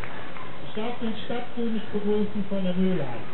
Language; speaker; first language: German; native; German